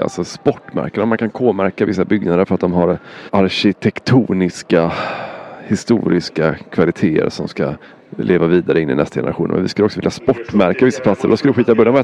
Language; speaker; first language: Swedish; native; Swedish